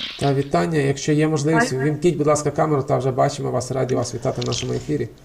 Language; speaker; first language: Ukrainian; native; Ukrainian